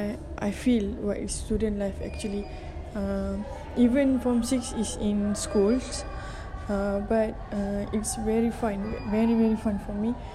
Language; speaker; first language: English; non-native, local second language; Malay